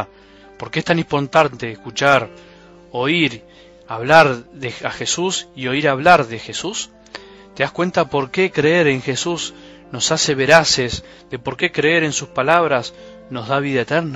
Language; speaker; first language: Spanish; native; Spanish